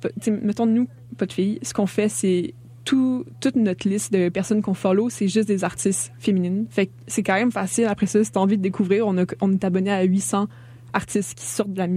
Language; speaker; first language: French; native; French